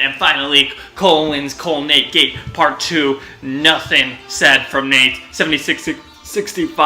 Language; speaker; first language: English; native; English